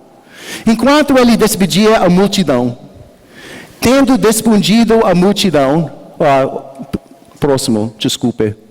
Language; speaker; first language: Portuguese; non-native, learner; English